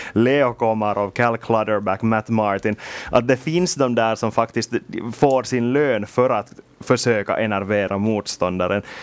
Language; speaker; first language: Swedish; native; Swedish